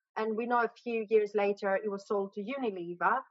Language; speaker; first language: English; non-native, fluent; Greek